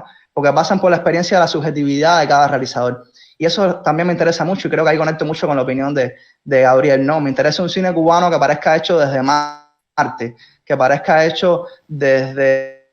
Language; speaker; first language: Spanish; native; Spanish